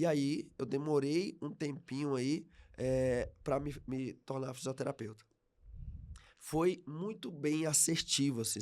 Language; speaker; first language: Portuguese; native; Portuguese